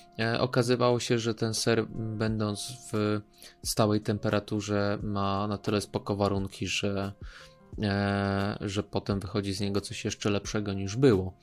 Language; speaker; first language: Polish; native; Polish